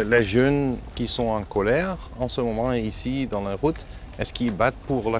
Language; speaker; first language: French; non-native, fluent; Dutch